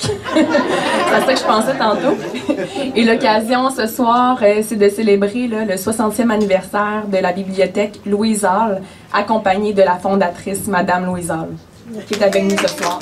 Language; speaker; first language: French; native; French